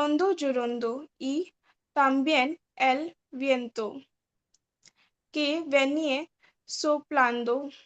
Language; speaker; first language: Spanish; non-native, learner; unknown